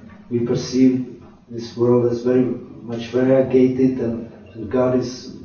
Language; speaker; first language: English; non-native, fluent; Czech